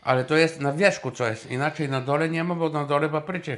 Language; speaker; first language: Polish; non-native, fluent; Bulgarian